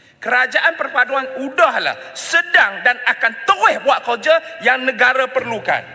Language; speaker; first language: Malay; non-native, local second language; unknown